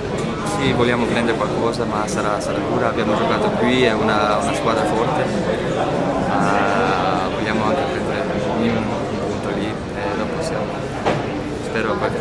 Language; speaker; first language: Italian; non-native, learner; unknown